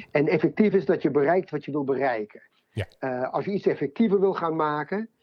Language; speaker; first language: Dutch; non-native, fluent; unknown